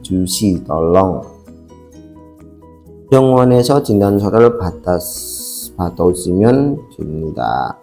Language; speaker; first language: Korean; non-native, learner; Indonesian